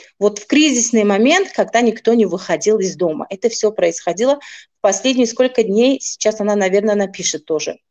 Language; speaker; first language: Russian; non-native, local second language; Tajik